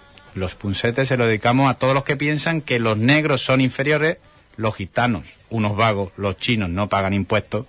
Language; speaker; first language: Spanish; native; Spanish